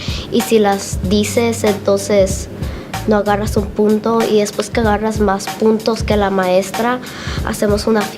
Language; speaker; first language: Spanish; early bilingual, other home language; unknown